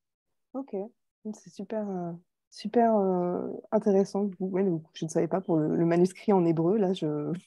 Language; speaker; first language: French; native; French